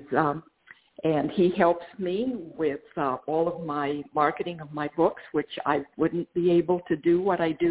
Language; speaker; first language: English; non-native, fluent; Spanish